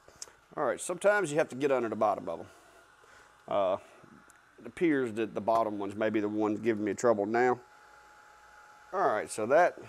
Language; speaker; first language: English; native; English